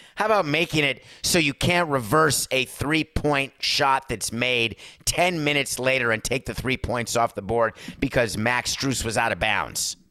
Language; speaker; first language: English; native; English